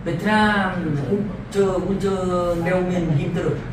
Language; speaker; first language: Korean; non-native, learner; Vietnamese